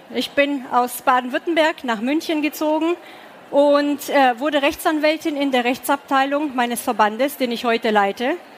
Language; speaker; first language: German; early bilingual, other home language; Romanian